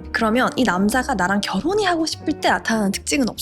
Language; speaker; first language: Korean; native; Korean